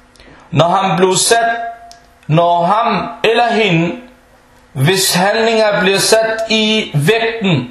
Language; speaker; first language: Danish; early bilingual, other home language; Arabic